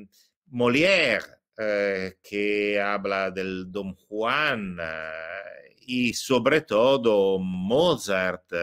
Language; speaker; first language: Spanish; non-native, fluent; Italian